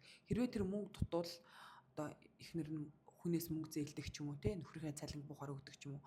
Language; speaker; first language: Mongolian; native; Mongolian